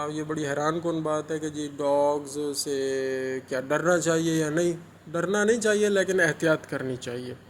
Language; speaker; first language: Urdu; non-native, local second language; Punjabi